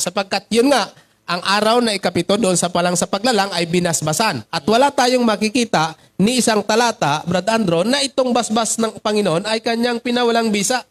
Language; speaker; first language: Filipino; non-native, local second language; Cebuano